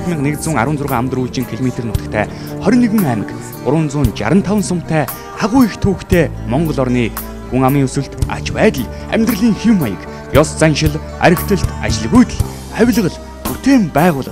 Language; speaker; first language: Mongolian; native; Mongolian